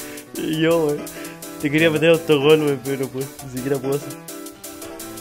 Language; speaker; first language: Spanish; native; Spanish